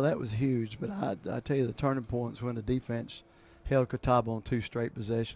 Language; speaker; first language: English; native; English